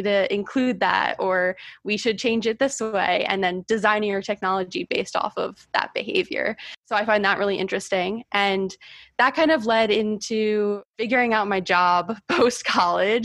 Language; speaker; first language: English; native; English